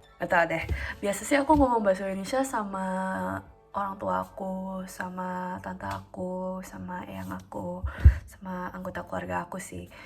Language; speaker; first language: Indonesian; native; Indonesian